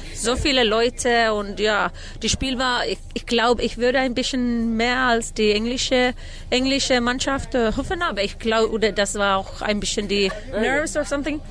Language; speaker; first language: German; non-native, learner; English